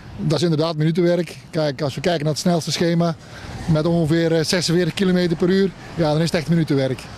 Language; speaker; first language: Dutch; native; Dutch